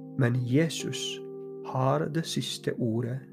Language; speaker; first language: Norwegian; non-native, fluent; Polish